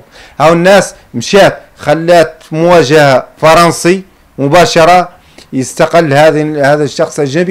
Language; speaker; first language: Arabic; native; Arabic